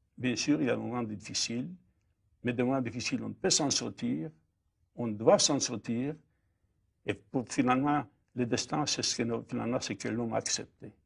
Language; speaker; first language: French; non-native, fluent; Polish